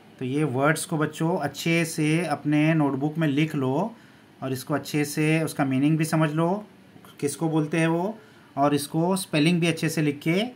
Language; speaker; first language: Hindi; native; Hindi